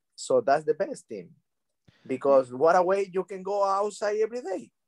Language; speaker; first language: English; non-native, learner; Spanish